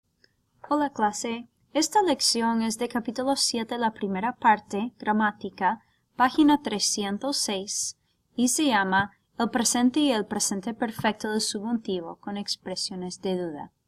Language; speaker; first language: Spanish; non-native, fluent; English